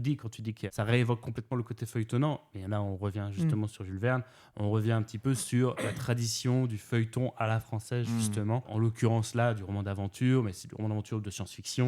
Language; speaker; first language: French; native; French